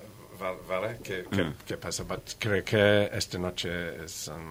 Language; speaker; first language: Spanish; non-native, learner; English